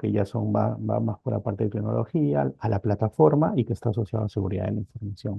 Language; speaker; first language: Spanish; native; Spanish